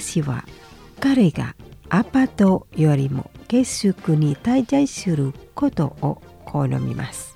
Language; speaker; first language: Japanese; non-native, fluent; Indonesian